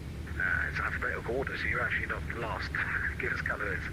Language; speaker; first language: English; native; English